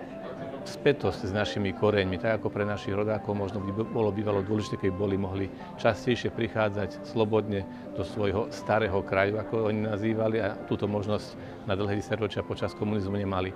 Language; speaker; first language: Slovak; native; Slovak